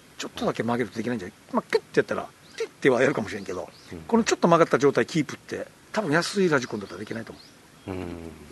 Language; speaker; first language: Japanese; native; Japanese